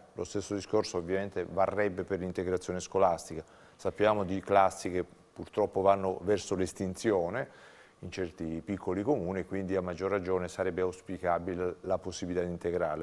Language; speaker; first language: Italian; native; Italian